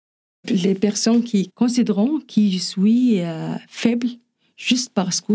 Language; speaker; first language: French; non-native, learner; Arabic